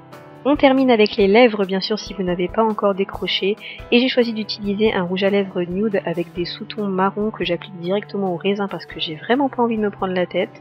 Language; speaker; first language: French; native; French